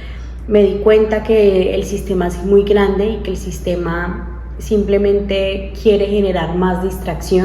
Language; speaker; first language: Spanish; native; Spanish